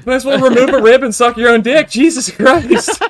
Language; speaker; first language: English; native; English